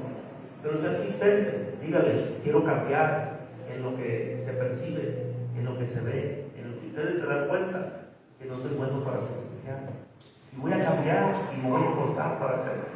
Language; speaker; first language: Spanish; native; Spanish